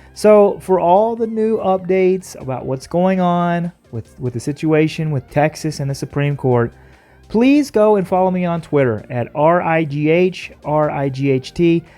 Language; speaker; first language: English; native; English